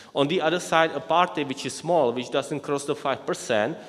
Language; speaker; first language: English; non-native, fluent; Czech